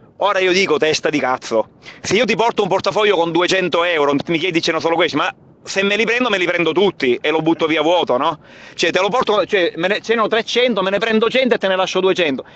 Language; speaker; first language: Italian; native; Italian